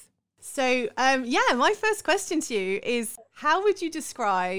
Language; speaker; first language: English; native; English